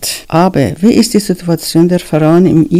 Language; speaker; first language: German; non-native, learner; Persian